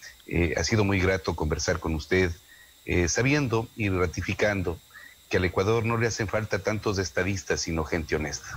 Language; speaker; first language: Spanish; native; Spanish